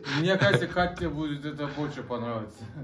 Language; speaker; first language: Russian; non-native, learner; Turkish